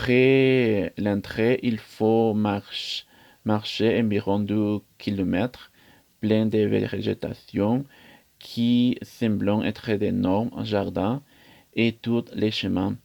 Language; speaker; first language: French; non-native, learner; Spanish